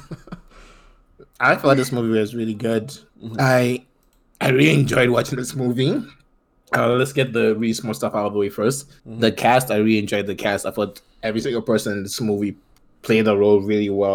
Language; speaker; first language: English; non-native, local second language; Nyanja